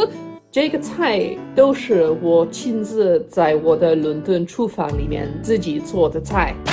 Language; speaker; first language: Chinese; non-native, fluent; English